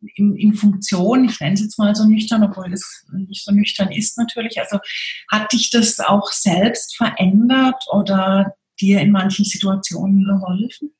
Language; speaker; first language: German; native; German